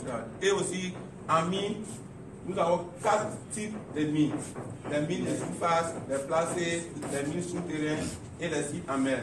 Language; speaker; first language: French; non-native, learner; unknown